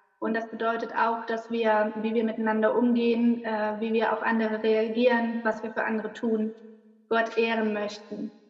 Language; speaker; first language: German; native; German